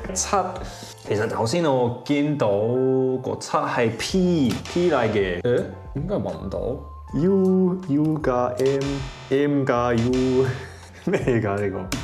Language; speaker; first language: Cantonese; non-native, fluent; English